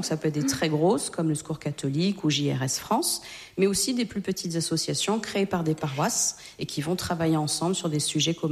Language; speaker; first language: French; native; French